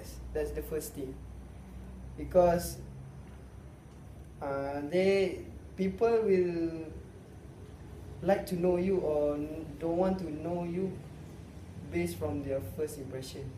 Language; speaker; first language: English; non-native, local second language; Malay